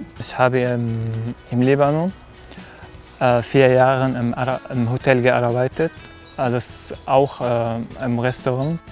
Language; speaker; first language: German; non-native, learner; Arabic